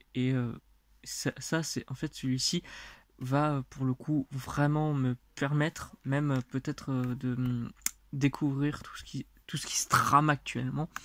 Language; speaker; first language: French; non-native, fluent; Russian